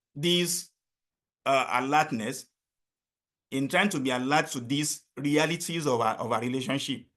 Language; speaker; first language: English; non-native, local second language; Yoruba